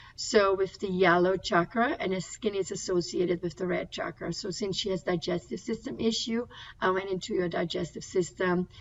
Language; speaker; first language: English; non-native, fluent; German